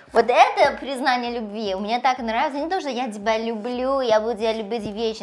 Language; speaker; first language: Russian; non-native, fluent; Chinese